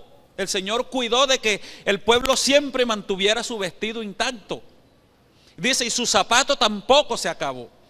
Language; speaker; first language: Spanish; native; Spanish